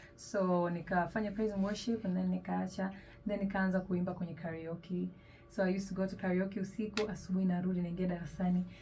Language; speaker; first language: Swahili; native; Swahili